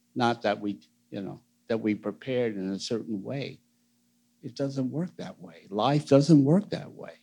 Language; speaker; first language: English; native; English